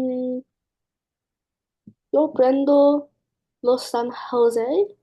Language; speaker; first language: Spanish; non-native, learner; English